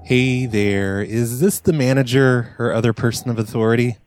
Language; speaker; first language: English; native; English